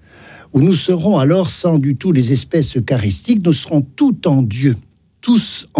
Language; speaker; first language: French; native; French